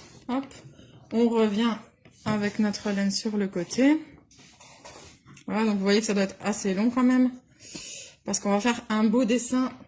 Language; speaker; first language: French; native; French